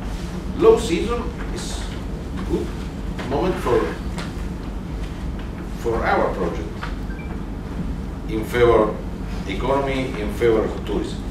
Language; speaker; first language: English; non-native, learner; Italian